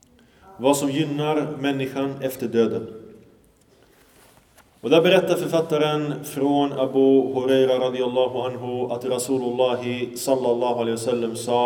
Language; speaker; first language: Swedish; early bilingual, other home language; Arabic